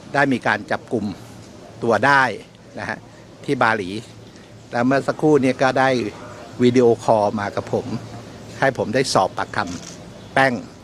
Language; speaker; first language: Thai; native; Thai